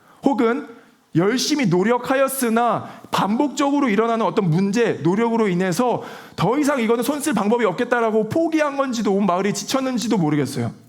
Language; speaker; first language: Korean; native; Korean